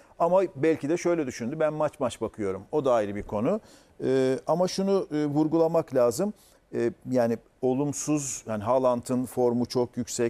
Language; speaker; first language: Turkish; native; Turkish